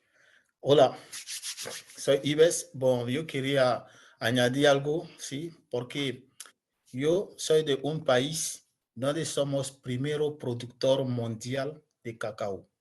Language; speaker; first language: Spanish; non-native, learner; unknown